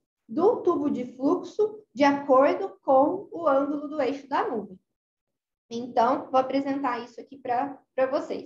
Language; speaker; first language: Portuguese; native; Portuguese